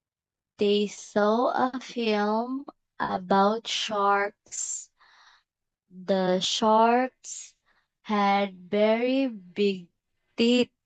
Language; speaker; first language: English; non-native, learner; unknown